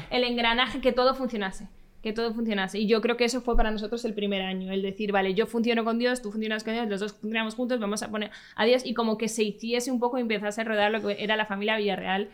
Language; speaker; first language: Spanish; native; Spanish